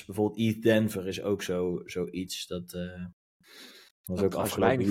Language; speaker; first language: Dutch; native; Dutch